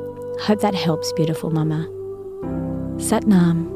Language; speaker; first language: English; native; English